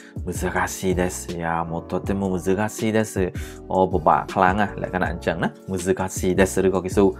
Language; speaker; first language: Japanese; non-native, learner; Khmer